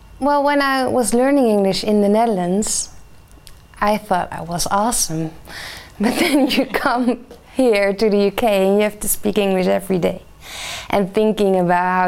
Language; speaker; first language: English; non-native, fluent; Dutch